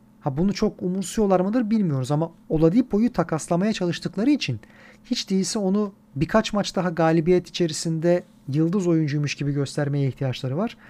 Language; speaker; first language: Turkish; native; Turkish